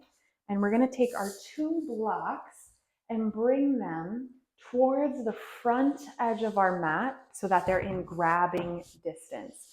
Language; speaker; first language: English; native; English